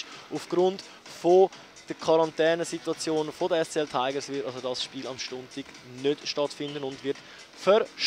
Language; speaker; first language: German; native; German